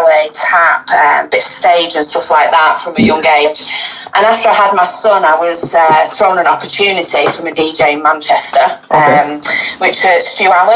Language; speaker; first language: English; native; English